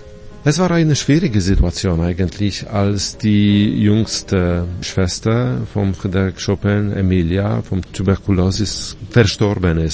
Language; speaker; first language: German; non-native, fluent; Polish